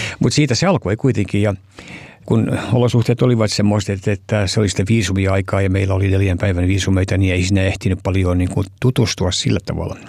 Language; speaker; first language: Finnish; early bilingual, heritage; Finnish